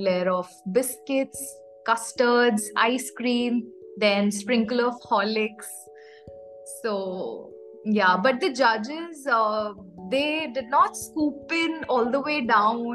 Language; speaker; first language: English; non-native, local second language; Hindi